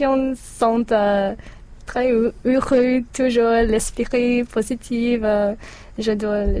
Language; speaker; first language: French; non-native, learner; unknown